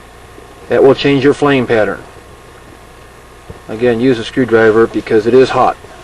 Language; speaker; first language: English; native; English